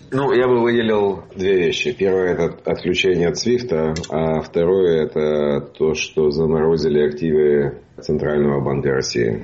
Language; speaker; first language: Russian; native; Russian